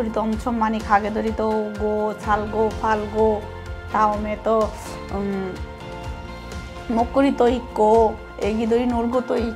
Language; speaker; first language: Korean; non-native, learner; Bangla